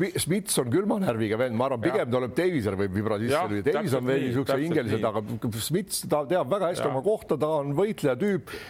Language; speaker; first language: Estonian; native; Estonian